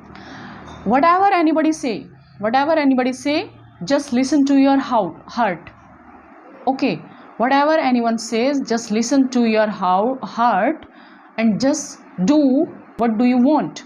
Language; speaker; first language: English; non-native, local second language; Hindi